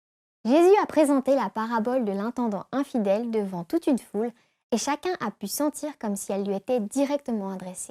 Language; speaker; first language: French; native; French